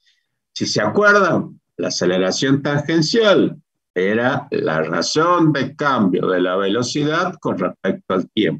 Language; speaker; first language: Spanish; native; Spanish